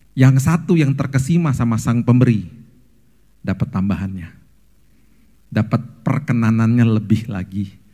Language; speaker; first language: Indonesian; native; Indonesian